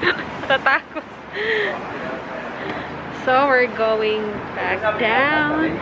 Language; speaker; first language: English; non-native, local second language; Filipino